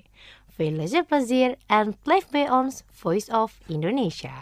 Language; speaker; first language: Dutch; non-native, fluent; Indonesian